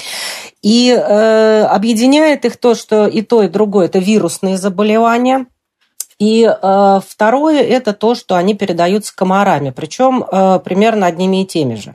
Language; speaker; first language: Russian; native; Russian